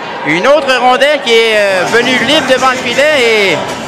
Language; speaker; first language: French; native; French